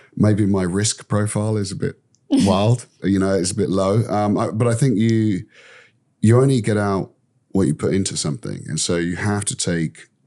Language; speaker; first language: English; native; English